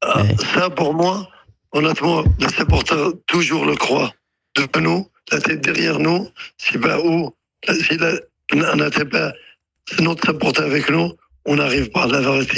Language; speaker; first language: French; non-native, learner; Arabic